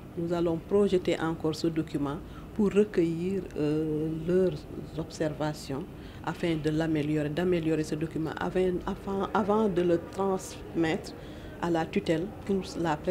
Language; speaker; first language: French; non-native, local second language; Wolof